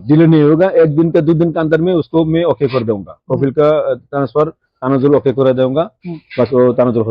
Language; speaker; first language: Hindi; non-native, local second language; Bangla